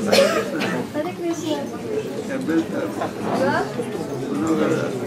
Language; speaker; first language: Russian; non-native, learner; Hindi